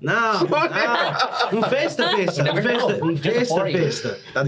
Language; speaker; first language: Portuguese; non-native, learner; English